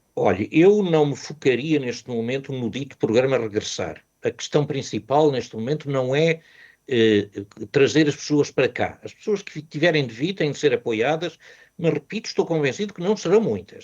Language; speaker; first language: Portuguese; native; Portuguese